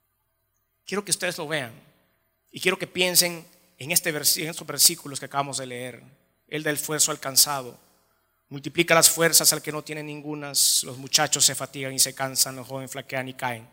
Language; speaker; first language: Spanish; native; Spanish